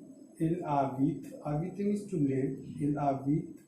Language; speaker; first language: French; non-native, fluent; Hindi